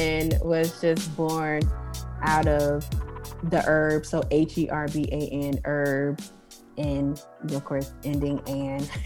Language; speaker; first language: English; native; English